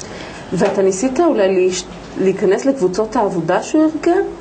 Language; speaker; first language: Hebrew; native; Hebrew